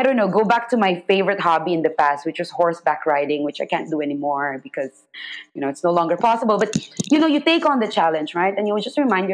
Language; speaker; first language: English; non-native, local second language; Filipino